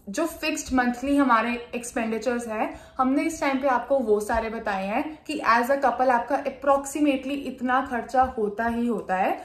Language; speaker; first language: Hindi; non-native, local second language; Punjabi